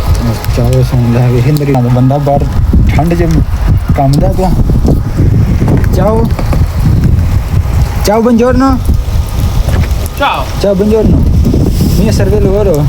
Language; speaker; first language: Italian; non-native, learner; Punjabi